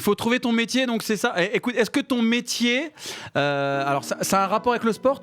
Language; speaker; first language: French; native; French